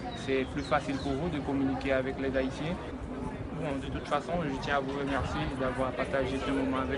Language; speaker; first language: French; non-native, local second language; Haitian Creole